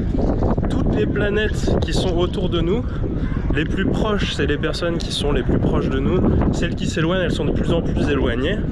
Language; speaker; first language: French; native; French